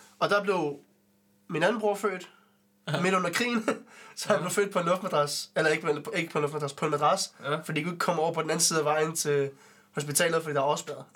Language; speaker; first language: Danish; early bilingual, other home language; Arabic